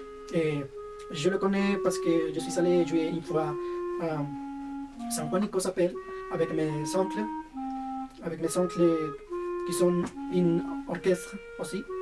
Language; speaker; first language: French; non-native, fluent; Spanish